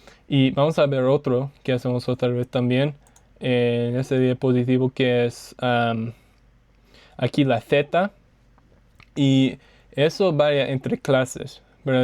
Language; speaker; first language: Spanish; non-native, learner; English